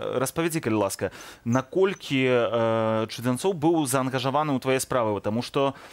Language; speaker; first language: Belarusian; native; Belarusian